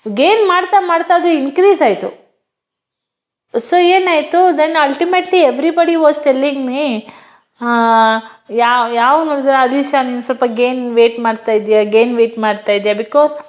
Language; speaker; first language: Kannada; non-native, local second language; Hindi